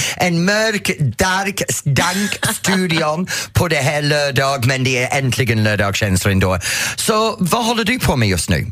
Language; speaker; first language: Swedish; non-native, fluent; English